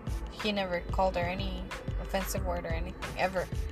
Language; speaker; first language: English; early bilingual, other home language; Spanish